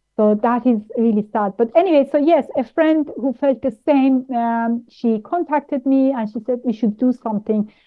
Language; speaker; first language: English; non-native, fluent; German